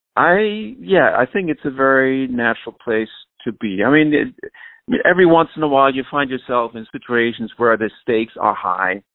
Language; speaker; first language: English; non-native, fluent; German